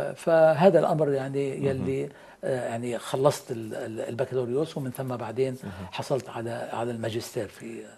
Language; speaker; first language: Arabic; native; Arabic